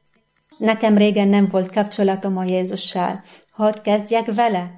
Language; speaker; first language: Hungarian; non-native, fluent; Arabic